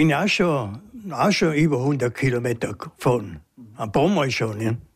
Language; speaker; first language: German; native; German